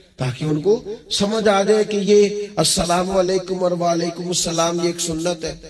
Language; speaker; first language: Urdu; non-native, local second language; Punjabi